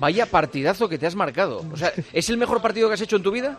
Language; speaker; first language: Spanish; native; Spanish